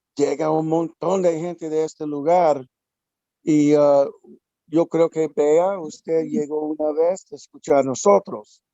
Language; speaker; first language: Spanish; non-native, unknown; English